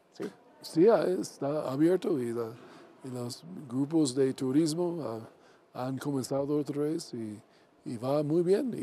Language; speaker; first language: Spanish; non-native, learner; English